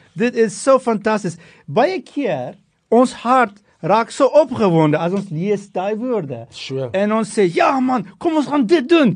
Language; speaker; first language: Afrikaans; non-native, fluent; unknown